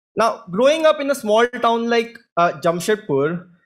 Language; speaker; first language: English; non-native, local second language; Hindi